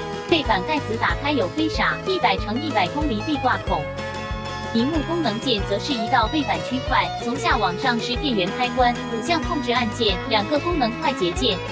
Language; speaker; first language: Chinese; native; Chinese